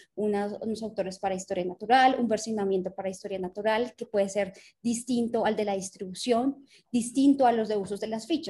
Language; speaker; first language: Spanish; native; Spanish